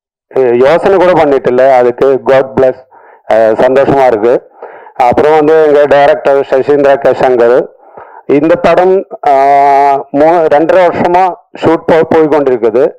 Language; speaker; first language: Tamil; non-native, learner; Malayalam